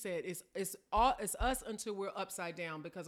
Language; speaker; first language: English; native; English